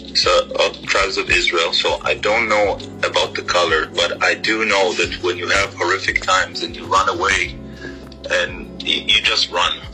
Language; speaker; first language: English; non-native, fluent; Hebrew